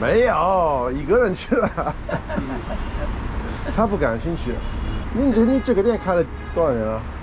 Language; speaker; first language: Chinese; non-native, fluent; English